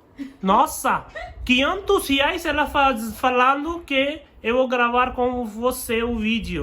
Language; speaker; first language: Portuguese; non-native, learner; Hindi